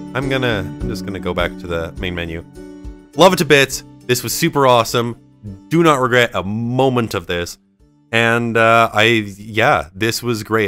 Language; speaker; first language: English; native; English